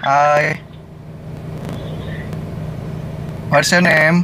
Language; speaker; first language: English; non-native, learner; Indonesian